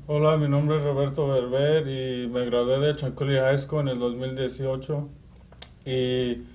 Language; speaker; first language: Spanish; early bilingual, heritage; Spanish